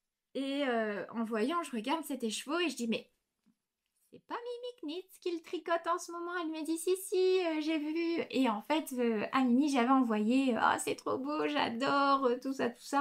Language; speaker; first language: French; native; French